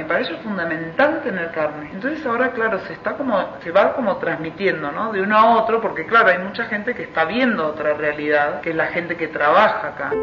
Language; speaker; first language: Spanish; native; Spanish